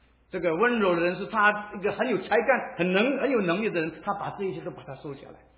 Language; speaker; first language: Chinese; native; Chinese